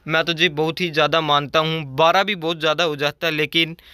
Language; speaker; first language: Hindi; native; Hindi